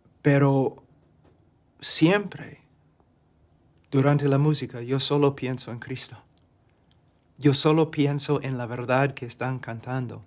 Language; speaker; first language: Spanish; non-native, fluent; English